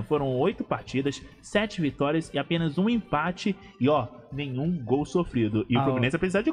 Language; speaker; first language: Portuguese; native; Portuguese